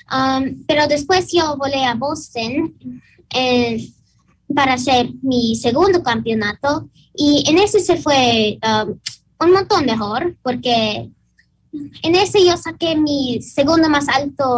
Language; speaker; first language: Spanish; early bilingual, heritage; Spanish